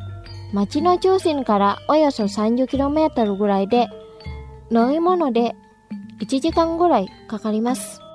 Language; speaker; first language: Japanese; non-native, fluent; Indonesian